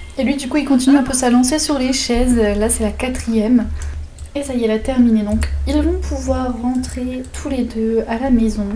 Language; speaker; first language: French; native; French